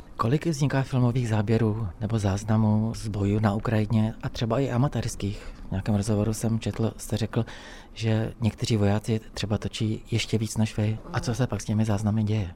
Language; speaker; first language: Czech; native; Czech